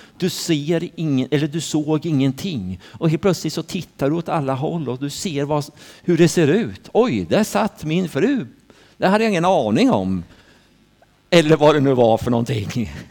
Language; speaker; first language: Swedish; native; Swedish